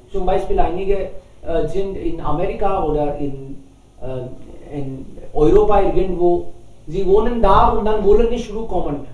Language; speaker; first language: German; non-native, learner; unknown